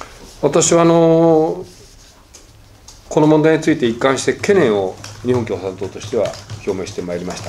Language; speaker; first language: Japanese; native; Japanese